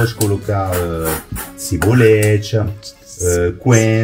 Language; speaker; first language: Portuguese; non-native, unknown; French